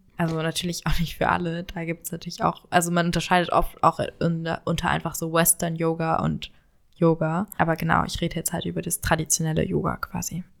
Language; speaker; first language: German; early bilingual, other home language; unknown